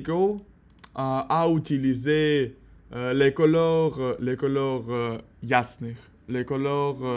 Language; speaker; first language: French; non-native, learner; Russian